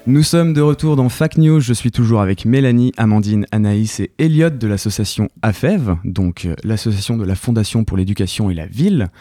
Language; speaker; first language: French; native; French